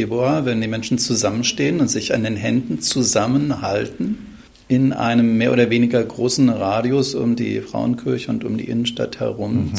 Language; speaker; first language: German; native; German